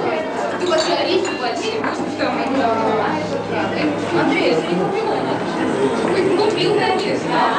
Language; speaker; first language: Russian; native; Russian